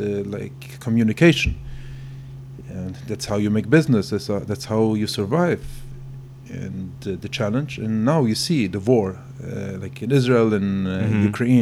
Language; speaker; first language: English; non-native, fluent; Yiddish